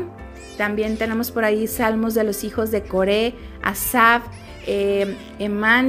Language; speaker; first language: Spanish; native; Spanish